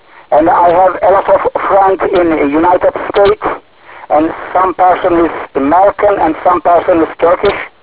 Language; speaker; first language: English; non-native, learner; Turkish